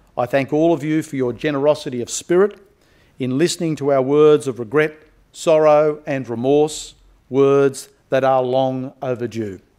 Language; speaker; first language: English; native; English